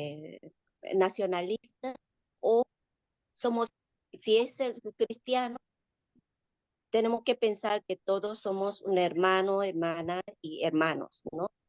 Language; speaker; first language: Spanish; non-native, learner; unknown